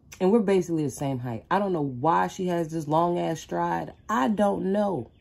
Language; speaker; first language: English; native; English